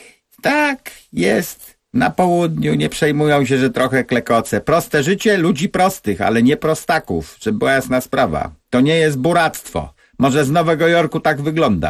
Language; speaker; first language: Polish; native; Polish